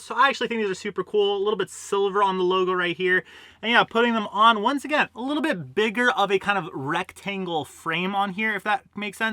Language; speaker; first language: English; native; English